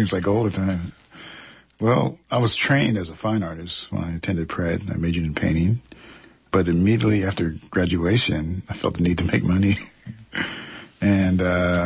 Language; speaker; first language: English; native; English